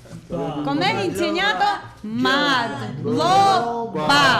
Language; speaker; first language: Italian; non-native, learner; Georgian